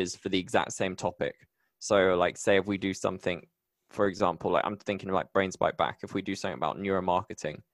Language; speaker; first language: English; native; English